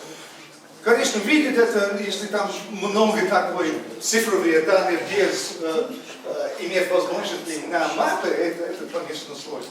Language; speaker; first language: Russian; non-native, learner; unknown